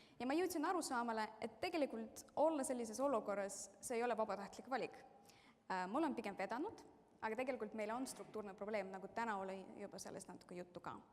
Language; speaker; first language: Estonian; non-native, local second language; Russian